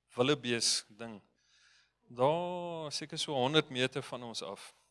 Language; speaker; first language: Afrikaans; non-native, fluent; Dutch